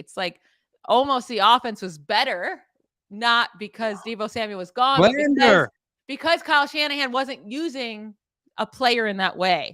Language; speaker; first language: English; native; English